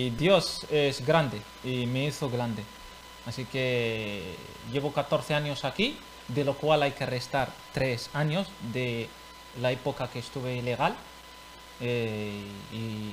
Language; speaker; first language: Spanish; non-native, fluent; Arabic